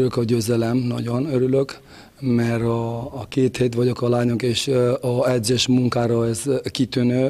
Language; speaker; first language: Hungarian; non-native, learner; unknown